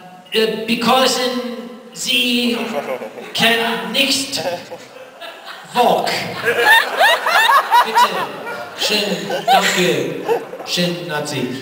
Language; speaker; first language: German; non-native, learner; English